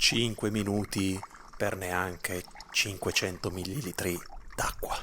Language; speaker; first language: Italian; native; Italian